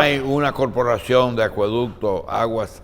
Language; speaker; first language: Spanish; native; Spanish